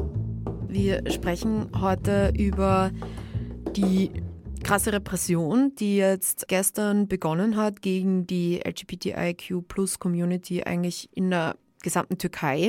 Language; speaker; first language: German; native; German